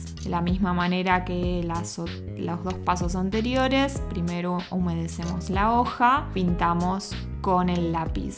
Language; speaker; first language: Spanish; native; Spanish